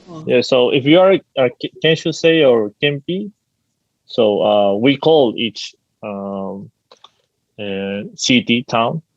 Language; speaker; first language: English; non-native, fluent; Spanish